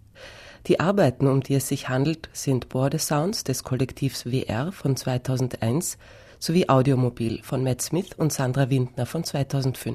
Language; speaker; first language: German; native; German